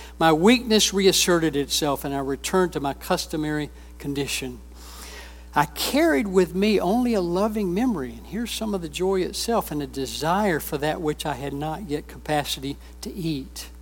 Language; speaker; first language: English; native; English